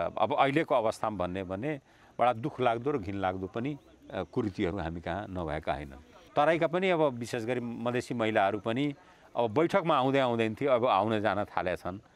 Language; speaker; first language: Nepali; non-native, local second language; Bhojpuri